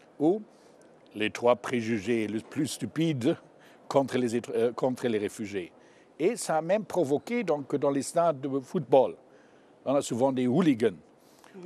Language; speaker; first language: French; non-native, fluent; German